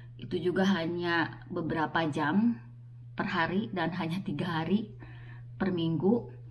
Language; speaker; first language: Indonesian; native; Indonesian